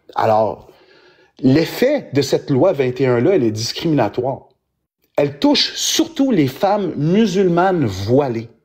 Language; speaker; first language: French; early bilingual, other home language; Arabic